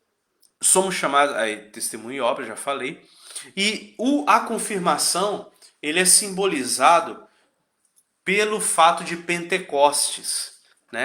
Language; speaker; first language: Portuguese; native; Portuguese